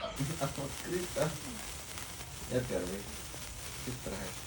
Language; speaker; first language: Russian; non-native, learner; Mongolian